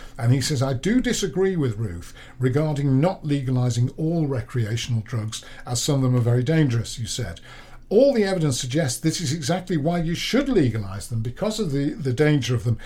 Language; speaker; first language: English; native; English